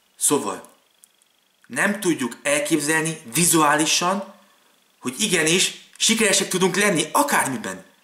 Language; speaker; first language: Hungarian; early bilingual, other home language; German